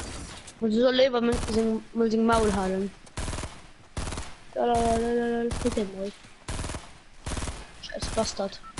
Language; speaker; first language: German; non-native, local second language; Luxembourgish